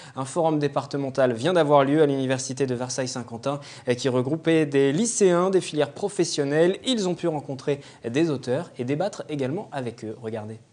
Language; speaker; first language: French; native; French